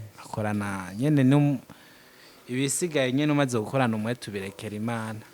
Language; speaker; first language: Rundi; native; Rundi